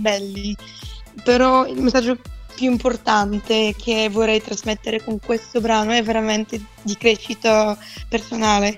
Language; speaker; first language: Italian; non-native, fluent; Bulgarian